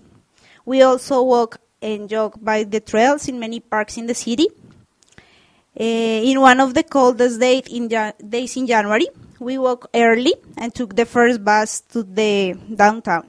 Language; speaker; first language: English; non-native, fluent; Spanish